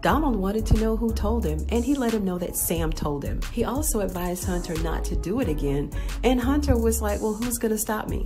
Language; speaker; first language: English; native; English